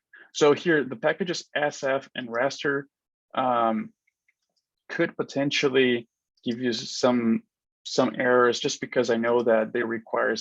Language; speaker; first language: English; non-native, fluent; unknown